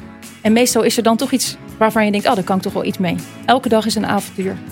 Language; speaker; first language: Dutch; native; Dutch